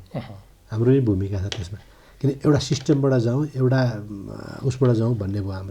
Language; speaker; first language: Nepali; native; Nepali